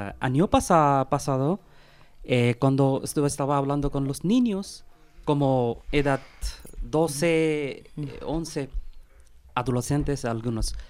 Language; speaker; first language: Spanish; non-native, learner; Bangla